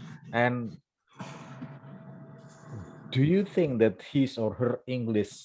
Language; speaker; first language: English; non-native, fluent; Indonesian